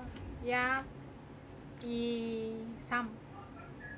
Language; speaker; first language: Cantonese; non-native, fluent; Javanese